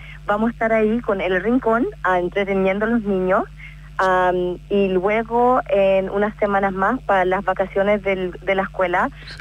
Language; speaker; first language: Spanish; non-native, fluent; English